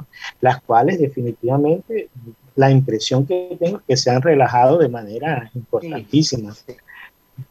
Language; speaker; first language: Spanish; native; Spanish